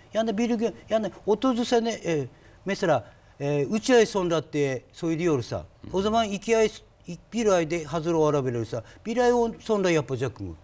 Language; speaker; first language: Turkish; non-native, learner; Japanese